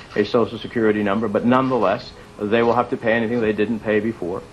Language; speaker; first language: English; early bilingual, other home language; Spanish